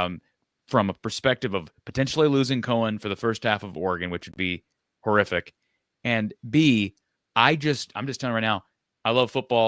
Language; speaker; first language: English; native; English